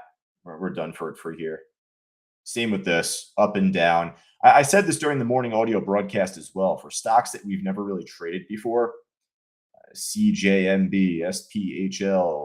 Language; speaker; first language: English; native; English